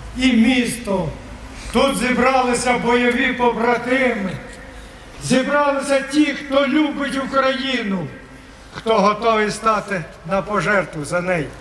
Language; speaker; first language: Ukrainian; native; Ukrainian